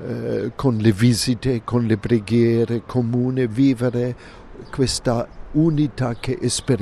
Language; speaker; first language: Italian; non-native, fluent; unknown